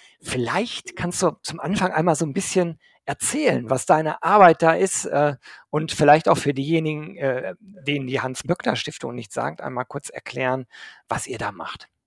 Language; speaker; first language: German; native; German